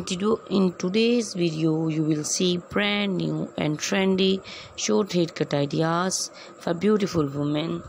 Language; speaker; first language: English; non-native, learner; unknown